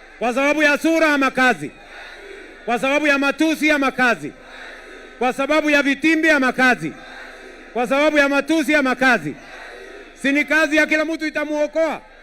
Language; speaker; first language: Swahili; non-native, local second language; Kalenjin